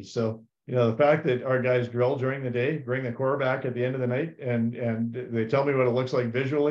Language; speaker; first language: English; native; English